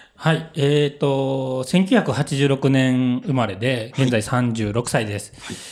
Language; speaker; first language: Japanese; native; Japanese